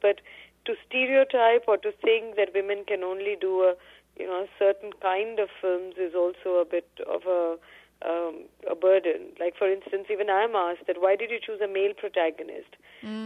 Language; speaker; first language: English; non-native, local second language; Hindi